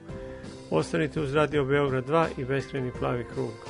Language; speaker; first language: Serbian; native; Serbian